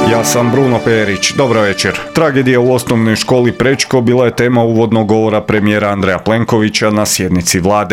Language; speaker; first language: Croatian; native; Croatian